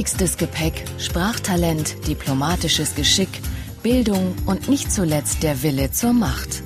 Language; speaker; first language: German; native; German